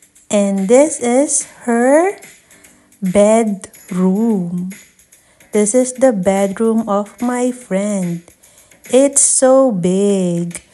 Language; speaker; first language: English; non-native, local second language; Filipino